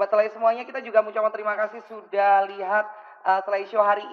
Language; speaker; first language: Indonesian; native; Indonesian